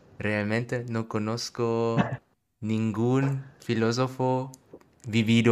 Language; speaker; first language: Spanish; non-native, learner; German